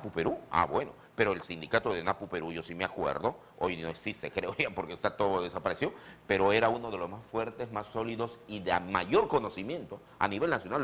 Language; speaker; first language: Spanish; native; Spanish